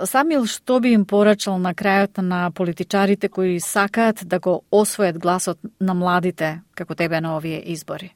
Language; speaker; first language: Macedonian; native; Macedonian